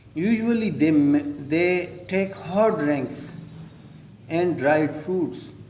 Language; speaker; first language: English; non-native, local second language; Urdu